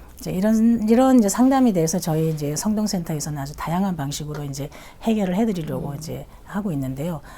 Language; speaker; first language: Korean; native; Korean